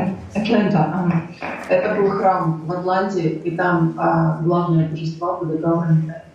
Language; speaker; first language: Russian; native; Russian